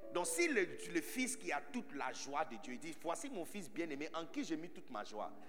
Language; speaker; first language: French; non-native, fluent; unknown